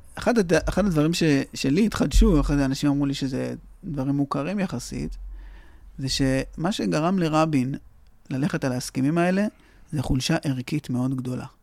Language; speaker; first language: Hebrew; native; Hebrew